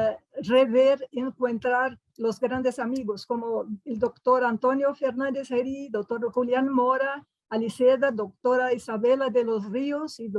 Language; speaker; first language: Spanish; non-native, fluent; Portuguese